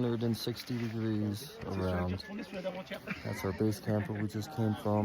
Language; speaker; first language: English; native; English